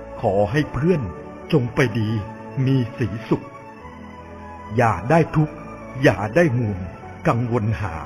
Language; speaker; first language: Thai; native; Thai